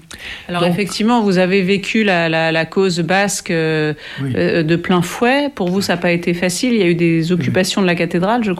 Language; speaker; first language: French; native; French